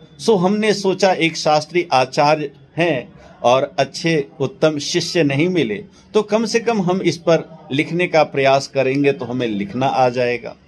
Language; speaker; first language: Hindi; non-native, local second language; Maithili